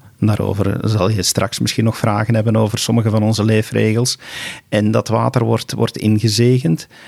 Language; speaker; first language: Dutch; native; Dutch